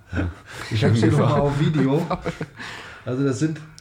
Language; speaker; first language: German; native; German